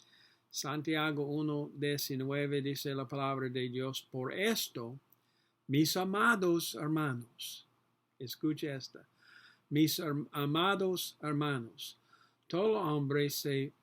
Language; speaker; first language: Spanish; non-native, learner; English